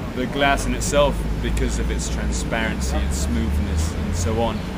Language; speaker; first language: English; non-native, fluent; Spanish